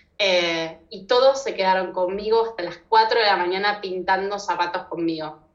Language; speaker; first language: Spanish; native; Spanish